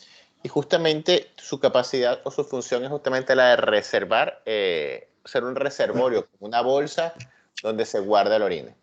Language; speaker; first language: Spanish; native; Spanish